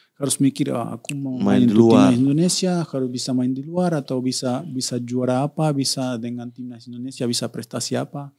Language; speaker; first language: Indonesian; non-native, fluent; Spanish